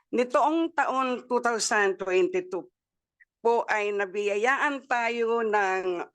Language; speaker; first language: English; non-native, local second language; Waray